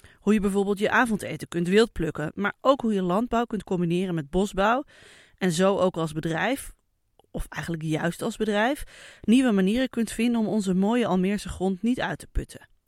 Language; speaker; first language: Dutch; native; Dutch